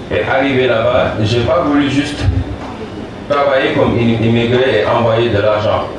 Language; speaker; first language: French; non-native, local second language; Wolof